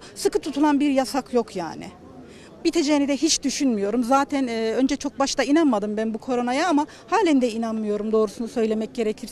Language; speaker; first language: Turkish; native; Turkish